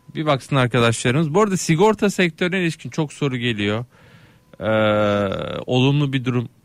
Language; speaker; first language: Turkish; native; Turkish